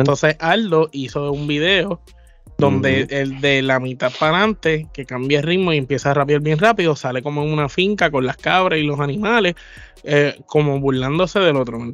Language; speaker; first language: Spanish; native; Spanish